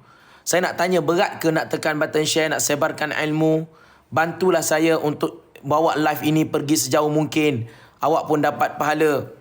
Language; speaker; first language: Malay; native; Malay